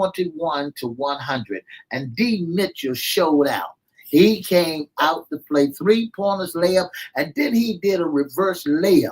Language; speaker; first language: English; native; English